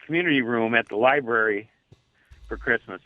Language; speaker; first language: English; native; English